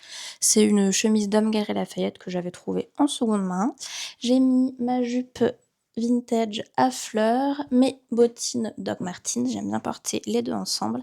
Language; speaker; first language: French; native; French